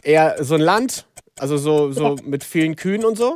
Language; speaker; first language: German; native; German